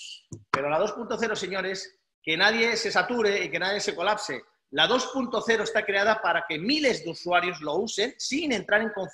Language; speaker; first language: Spanish; native; Spanish